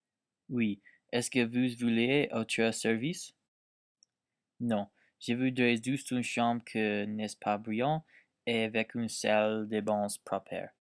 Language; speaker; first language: French; non-native, learner; English